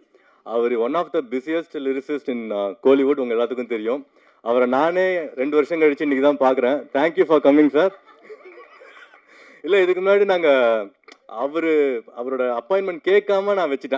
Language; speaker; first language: Tamil; native; Tamil